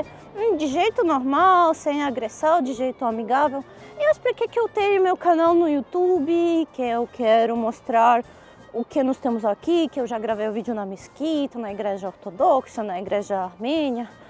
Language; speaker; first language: Portuguese; non-native, fluent; Armenian